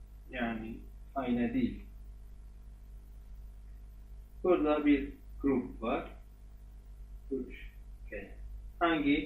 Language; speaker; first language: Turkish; non-native, fluent; Arabic